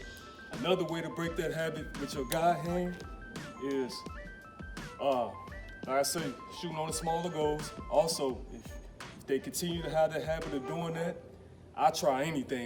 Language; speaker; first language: English; native; English